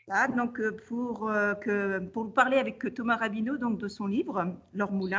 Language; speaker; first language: French; native; French